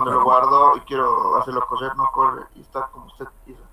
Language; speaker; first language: Spanish; native; Spanish